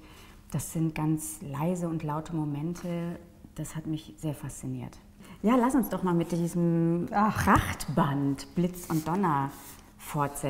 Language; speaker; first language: German; native; German